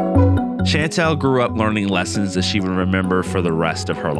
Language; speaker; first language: English; native; English